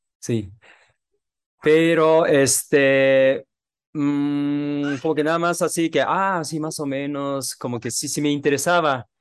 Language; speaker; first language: Spanish; non-native, fluent; Japanese